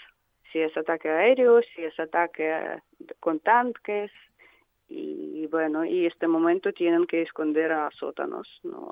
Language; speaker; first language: Spanish; non-native, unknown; Russian